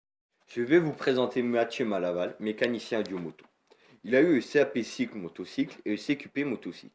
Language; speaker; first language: French; native; French